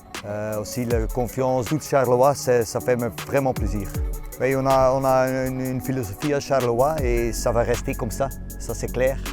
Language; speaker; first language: French; non-native, local second language; Dutch